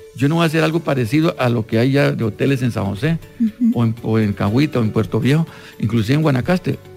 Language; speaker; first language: Spanish; non-native, local second language; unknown